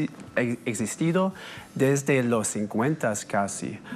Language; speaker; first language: Spanish; non-native, fluent; English